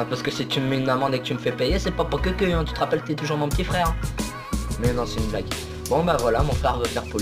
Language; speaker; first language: French; native; French